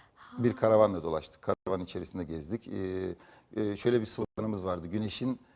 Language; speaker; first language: Turkish; native; Turkish